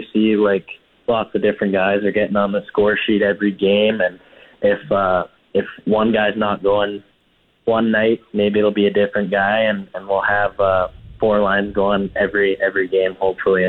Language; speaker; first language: English; native; English